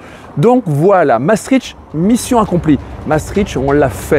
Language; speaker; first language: French; native; French